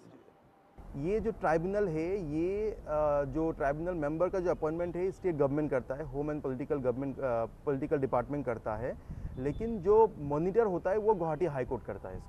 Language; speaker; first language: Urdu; non-native, local second language; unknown